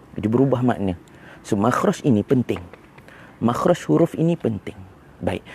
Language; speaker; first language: Malay; native; Malay